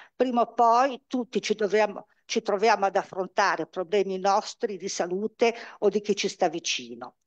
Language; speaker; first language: Italian; native; Italian